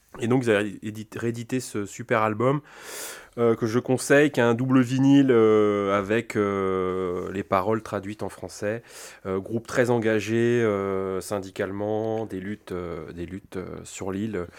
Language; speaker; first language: French; native; French